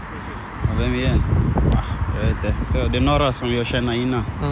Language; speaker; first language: Swedish; non-native, fluent; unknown